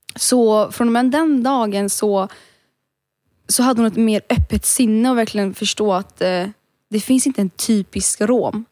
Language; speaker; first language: Swedish; early bilingual, other home language; Romany